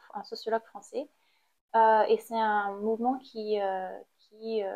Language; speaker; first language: French; non-native, fluent; Khmer